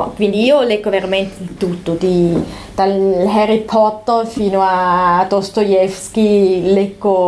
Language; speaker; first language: Italian; non-native, local second language; German